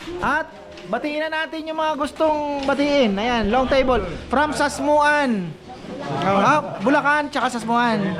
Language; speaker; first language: Filipino; non-native, local second language; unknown